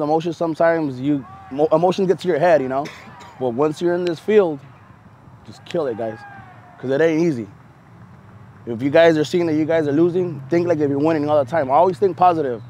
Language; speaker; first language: English; early bilingual, other home language; Spanish